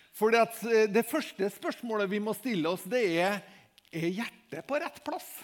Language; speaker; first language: Norwegian; native; Norwegian